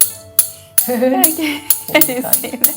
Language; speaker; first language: Japanese; native; Japanese